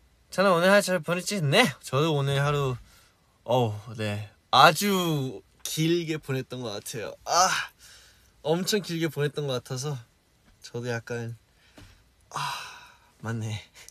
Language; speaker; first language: Korean; early bilingual, heritage; Korean